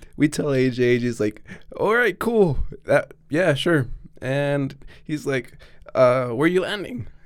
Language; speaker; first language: English; non-native, fluent; Spanish